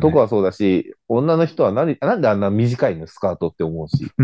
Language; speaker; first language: Japanese; native; Japanese